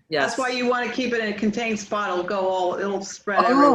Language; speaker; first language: English; native; English